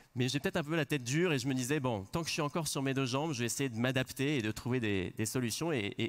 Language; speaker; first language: French; native; French